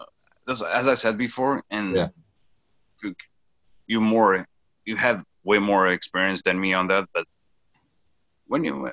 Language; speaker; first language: English; non-native, fluent; Portuguese